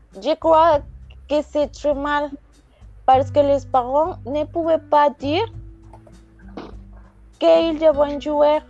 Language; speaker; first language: French; non-native, learner; Spanish